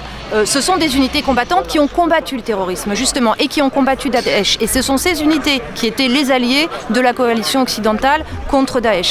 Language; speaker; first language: French; native; French